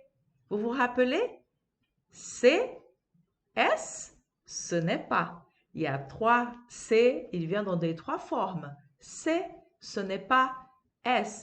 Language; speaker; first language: French; non-native, fluent; Portuguese